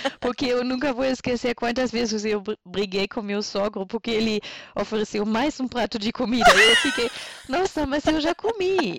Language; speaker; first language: Portuguese; non-native, fluent; German